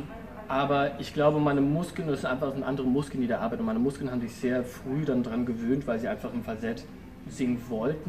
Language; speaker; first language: German; native; German